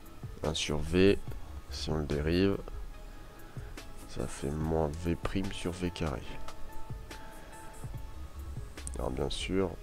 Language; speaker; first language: French; native; French